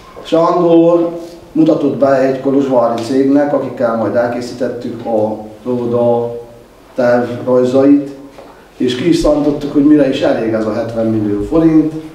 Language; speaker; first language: Hungarian; native; Hungarian